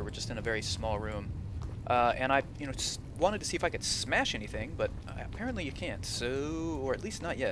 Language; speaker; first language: English; native; English